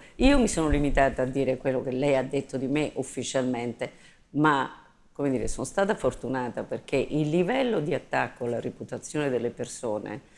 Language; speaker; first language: Italian; native; Italian